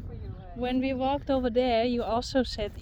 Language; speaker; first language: English; non-native, learner; Western Frisian